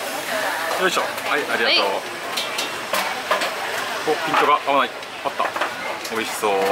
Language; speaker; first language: Japanese; native; Japanese